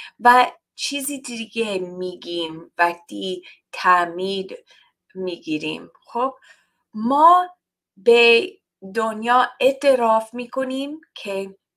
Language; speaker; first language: Persian; non-native, learner; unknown